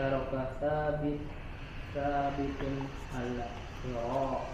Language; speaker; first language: Arabic; non-native, learner; Indonesian